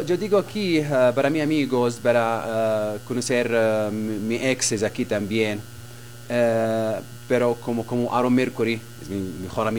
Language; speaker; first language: Spanish; non-native, learner; Arabic